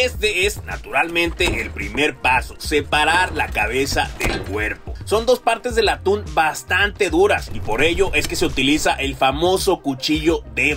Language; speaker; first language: Spanish; native; Spanish